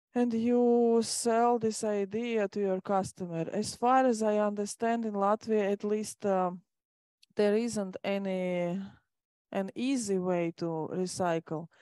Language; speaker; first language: English; non-native, fluent; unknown